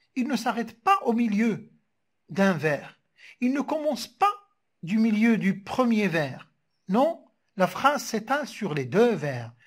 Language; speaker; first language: French; non-native, local second language; Arabic